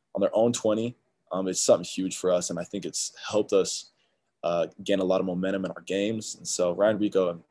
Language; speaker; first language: English; native; English